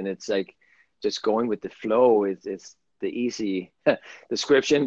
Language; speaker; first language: English; non-native, fluent; Danish